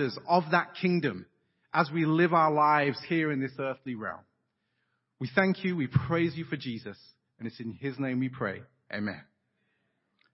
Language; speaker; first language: English; native; English